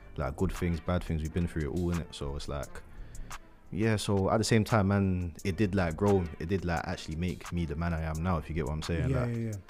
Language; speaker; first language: English; native; English